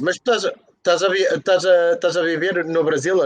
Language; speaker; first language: Portuguese; native; Portuguese